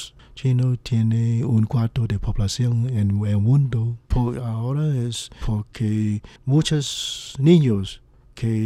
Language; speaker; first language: Spanish; non-native, learner; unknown